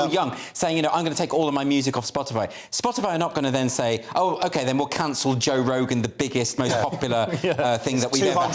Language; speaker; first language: English; native; English